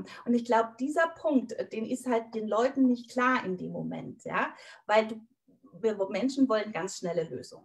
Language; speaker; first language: German; native; German